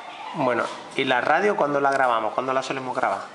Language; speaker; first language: Spanish; native; Spanish